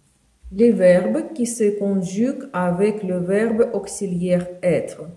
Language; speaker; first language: French; non-native, fluent; Ukrainian